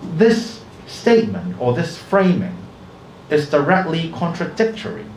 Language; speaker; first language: English; non-native, local second language; Cantonese